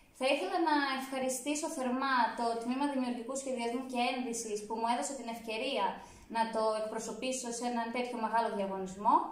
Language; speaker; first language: Greek; native; Greek